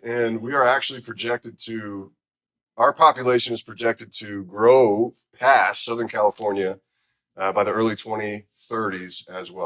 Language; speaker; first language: English; native; English